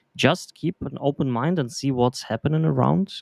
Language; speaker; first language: English; non-native, fluent; Belarusian